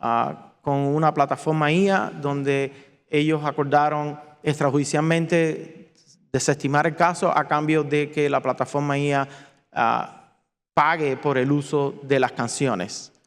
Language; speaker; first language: Spanish; native; Spanish